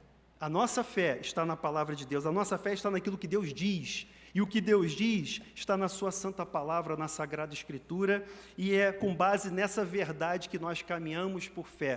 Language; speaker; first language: Portuguese; native; Portuguese